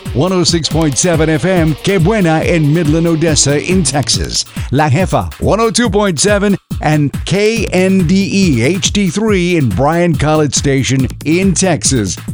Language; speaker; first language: English; early bilingual, other home language; Spanish